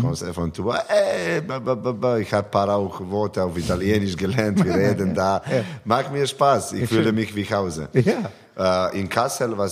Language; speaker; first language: German; non-native, learner; Serbian